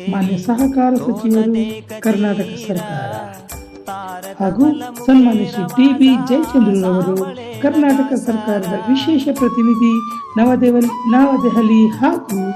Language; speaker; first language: Kannada; non-native, local second language; Lambadi